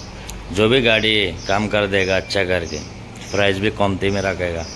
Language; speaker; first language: Hindi; non-native, local second language; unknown